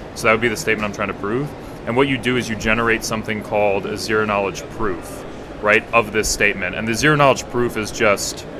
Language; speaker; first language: English; native; English